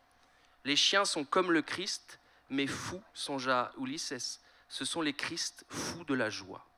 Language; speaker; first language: French; native; French